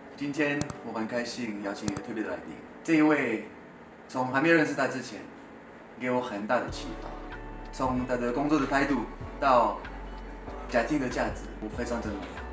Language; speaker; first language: Chinese; non-native, fluent; French